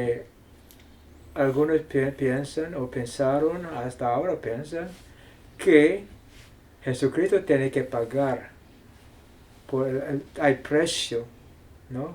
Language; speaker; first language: Spanish; non-native, fluent; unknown